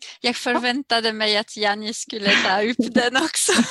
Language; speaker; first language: Swedish; non-native, learner; French